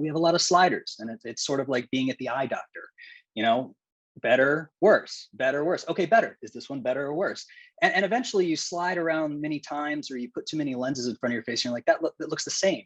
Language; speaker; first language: English; native; English